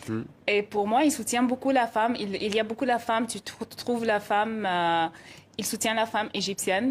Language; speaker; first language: French; non-native, fluent; Arabic